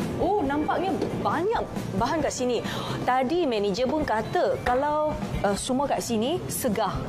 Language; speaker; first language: Malay; native; Malay